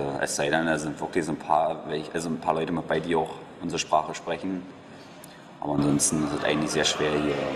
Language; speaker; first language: German; native; German